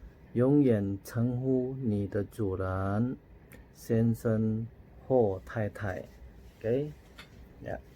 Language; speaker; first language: Chinese; non-native, fluent; Indonesian